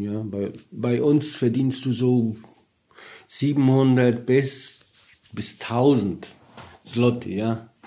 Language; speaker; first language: German; non-native, learner; Polish